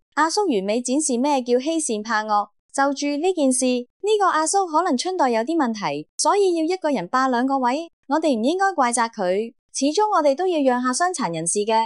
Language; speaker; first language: Cantonese; native; Cantonese